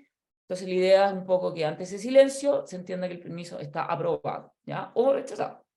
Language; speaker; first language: Spanish; native; Spanish